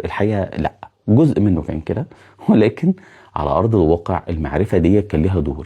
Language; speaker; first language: Arabic; native; Arabic